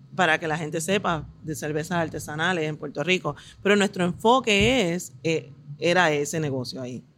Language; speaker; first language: Spanish; native; Spanish